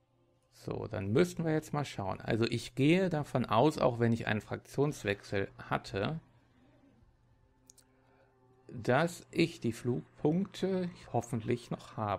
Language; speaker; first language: German; native; German